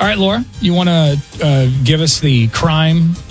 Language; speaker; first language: English; native; English